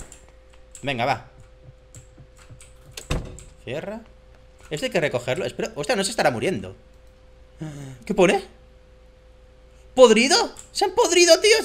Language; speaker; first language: Spanish; native; Spanish